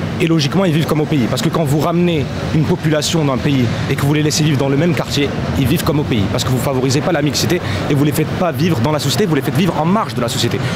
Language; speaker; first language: French; native; French